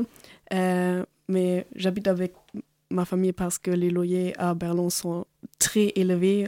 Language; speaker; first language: French; non-native, learner; German